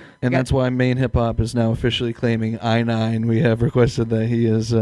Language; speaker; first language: English; native; English